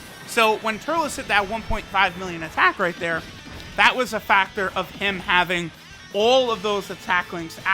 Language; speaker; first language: English; native; English